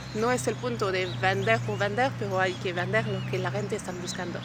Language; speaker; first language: Spanish; non-native, fluent; French